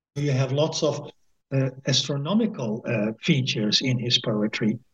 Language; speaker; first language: English; non-native, fluent; Dutch